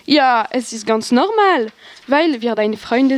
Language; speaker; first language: German; non-native, learner; French